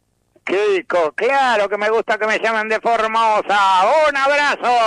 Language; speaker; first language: Spanish; native; Spanish